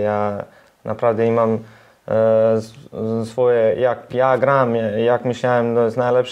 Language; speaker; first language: Polish; non-native, learner; Serbian